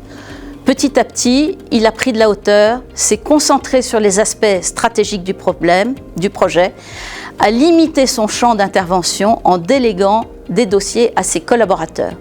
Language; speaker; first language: French; native; French